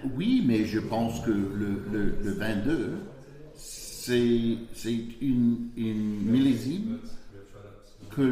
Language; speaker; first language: French; non-native, learner; English